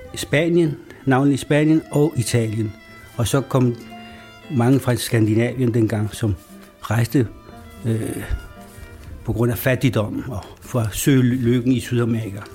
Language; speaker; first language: Danish; non-native, fluent; Spanish